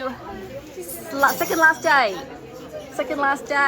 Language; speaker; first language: English; native; English